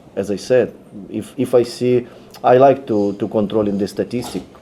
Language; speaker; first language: English; non-native, learner; Ukrainian